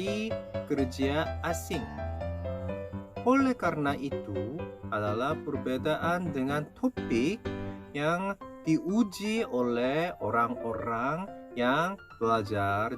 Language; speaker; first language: Indonesian; non-native, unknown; Korean